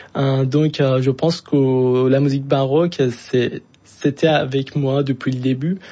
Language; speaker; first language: French; non-native, fluent; Persian